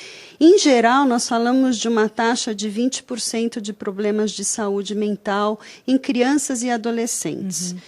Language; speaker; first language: Portuguese; native; Portuguese